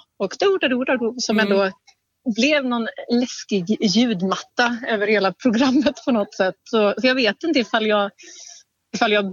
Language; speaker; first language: Swedish; native; Swedish